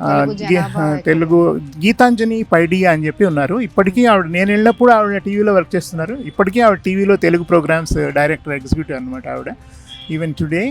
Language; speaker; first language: Telugu; native; Telugu